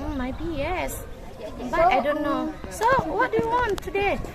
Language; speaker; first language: English; non-native, learner; Indonesian